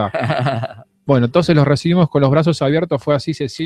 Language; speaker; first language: Spanish; native; Spanish